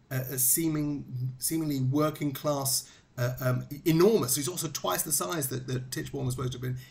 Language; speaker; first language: English; native; English